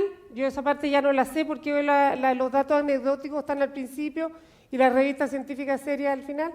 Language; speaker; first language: Spanish; native; Spanish